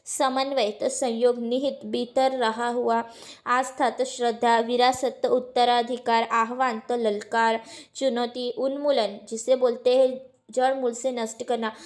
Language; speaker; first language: Hindi; non-native, local second language; Gujarati